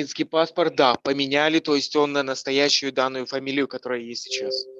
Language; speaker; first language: Russian; native; Russian